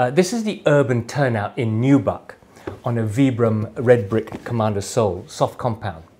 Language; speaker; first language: English; native; English